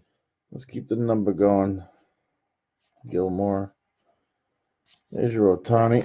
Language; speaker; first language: English; native; English